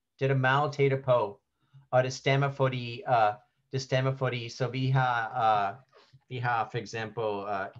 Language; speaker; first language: Danish; non-native, learner; English